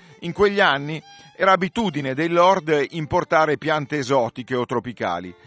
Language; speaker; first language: Italian; native; Italian